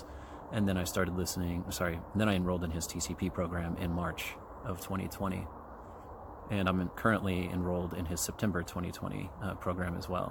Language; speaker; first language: English; native; English